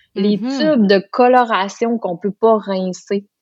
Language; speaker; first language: French; native; French